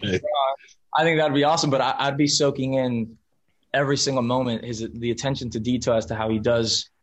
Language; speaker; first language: English; early bilingual, other home language; Spanish